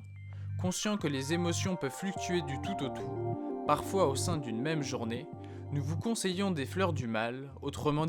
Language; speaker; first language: French; native; French